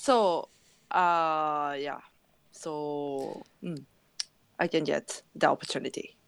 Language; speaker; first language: English; non-native, learner; Japanese